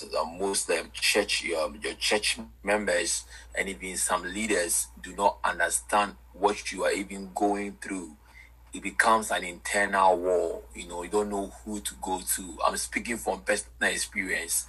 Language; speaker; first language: English; non-native, local second language; Akan